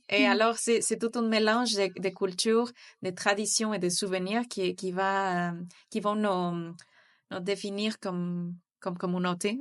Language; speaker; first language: French; non-native, fluent; Spanish